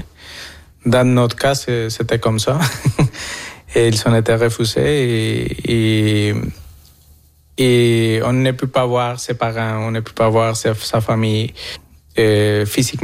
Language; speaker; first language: French; non-native, fluent; Spanish